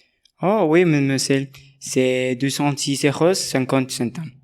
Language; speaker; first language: French; non-native, learner; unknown